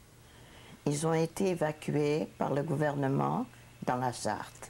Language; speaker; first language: French; non-native, fluent; Hungarian